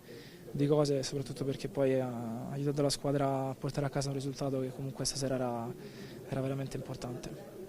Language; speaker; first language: Italian; native; Italian